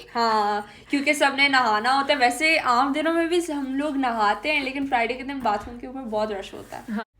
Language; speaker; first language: Urdu; native; Urdu